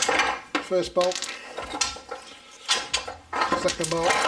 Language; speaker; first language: English; native; English